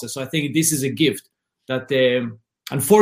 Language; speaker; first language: English; non-native, fluent; Hebrew